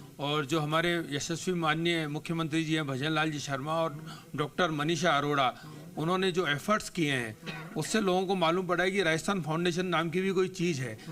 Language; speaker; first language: Hindi; native; Hindi